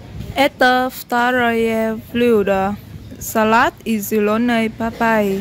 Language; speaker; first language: Russian; non-native, learner; Vietnamese